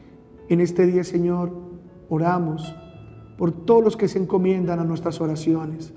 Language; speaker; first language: Spanish; native; Spanish